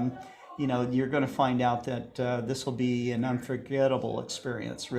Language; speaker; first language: English; native; English